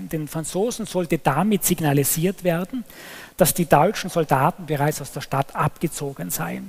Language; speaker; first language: German; native; German